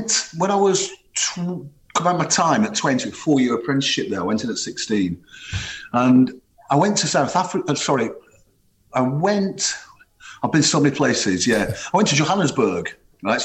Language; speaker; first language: English; native; English